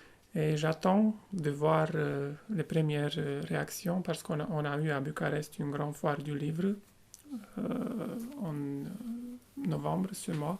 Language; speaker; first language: French; non-native, fluent; Romanian